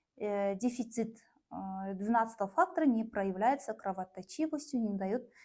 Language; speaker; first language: Russian; non-native, local second language; Kazakh